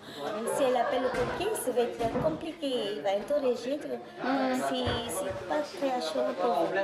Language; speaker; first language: French; non-native, learner; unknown